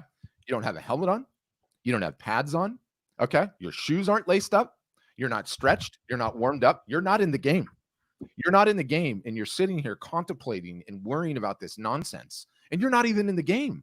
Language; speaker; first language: English; native; English